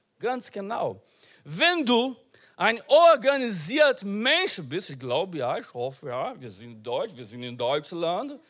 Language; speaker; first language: German; non-native, learner; Portuguese